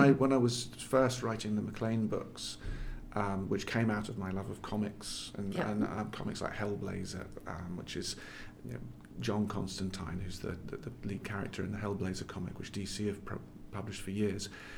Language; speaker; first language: English; native; English